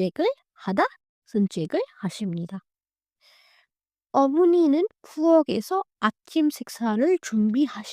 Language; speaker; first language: Korean; non-native, fluent; Hindi